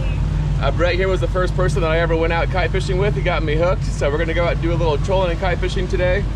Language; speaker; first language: English; native; English